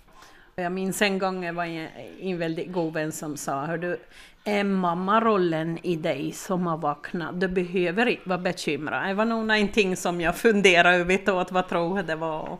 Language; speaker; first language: Swedish; native; Swedish